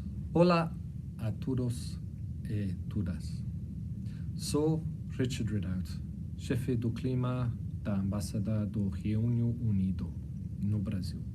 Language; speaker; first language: Portuguese; non-native, fluent; English